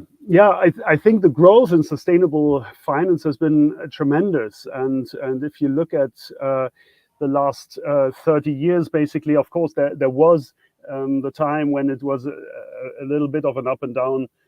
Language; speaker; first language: English; non-native, fluent; German